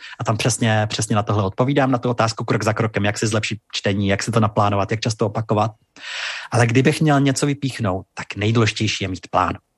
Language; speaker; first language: Czech; native; Czech